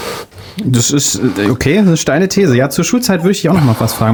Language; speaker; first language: German; native; German